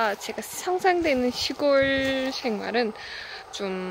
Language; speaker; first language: Korean; non-native, learner; Azerbaijani